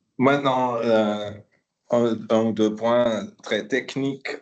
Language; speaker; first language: French; non-native, local second language; German